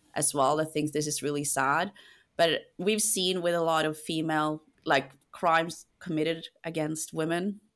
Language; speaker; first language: English; non-native, fluent; Norwegian